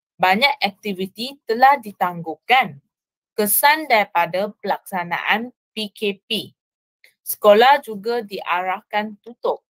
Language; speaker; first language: Malay; non-native, local second language; Chinese